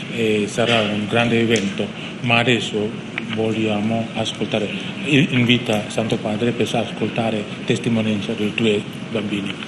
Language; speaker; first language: Italian; non-native, fluent; Indonesian